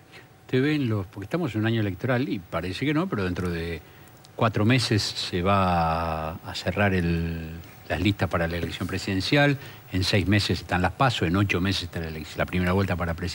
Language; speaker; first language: Spanish; native; Spanish